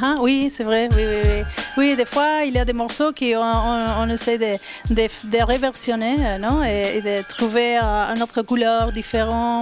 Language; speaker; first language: French; non-native, learner; Spanish